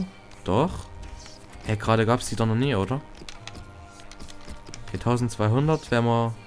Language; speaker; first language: German; native; German